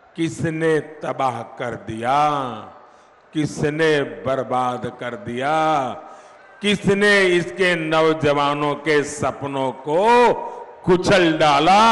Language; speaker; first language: Hindi; non-native, local second language; Gujarati